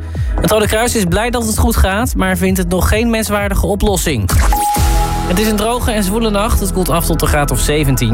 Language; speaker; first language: Dutch; native; Dutch